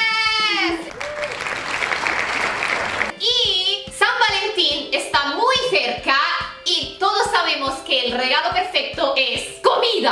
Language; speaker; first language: Spanish; non-native, fluent; Italian